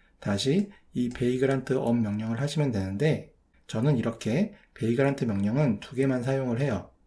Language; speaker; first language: Korean; native; Korean